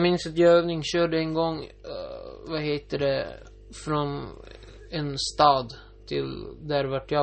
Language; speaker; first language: Swedish; non-native, local second language; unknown